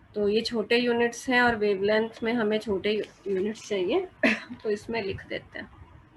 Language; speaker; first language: Hindi; non-native, local second language; Punjabi